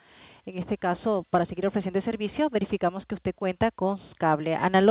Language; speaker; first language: Spanish; native; Spanish